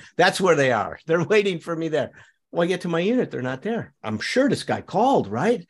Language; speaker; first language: English; native; English